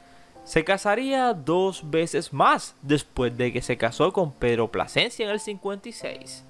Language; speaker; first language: Spanish; native; Spanish